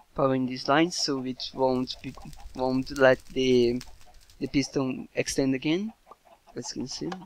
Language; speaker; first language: English; non-native, fluent; Portuguese